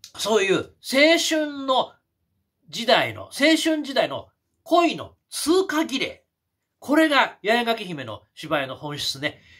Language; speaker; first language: Japanese; native; Japanese